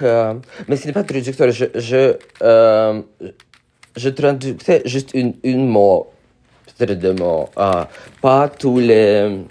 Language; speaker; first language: French; non-native, learner; Russian